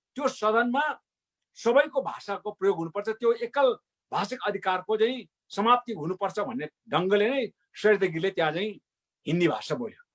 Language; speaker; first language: Nepali; non-native, local second language; Sherpa